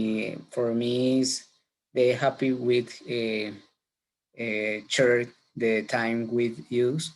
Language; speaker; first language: English; non-native, learner; Spanish